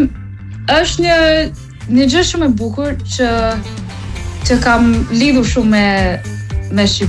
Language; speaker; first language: Albanian; early bilingual, heritage; English